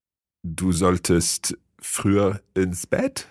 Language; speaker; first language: German; non-native, fluent; English